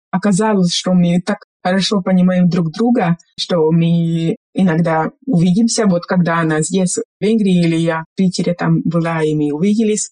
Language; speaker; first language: Russian; non-native, fluent; Hungarian